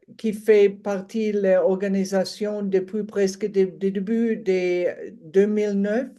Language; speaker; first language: French; non-native, fluent; English